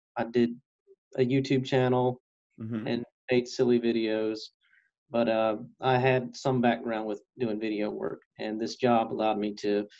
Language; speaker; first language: English; native; English